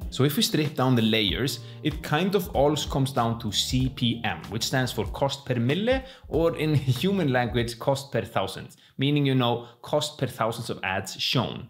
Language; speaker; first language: English; non-native, fluent; Icelandic